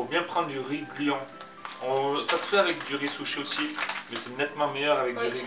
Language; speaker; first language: French; native; French